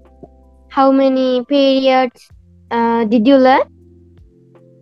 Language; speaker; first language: English; non-native, learner; Sinhala